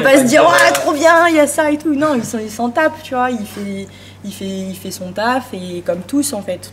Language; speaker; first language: French; native; French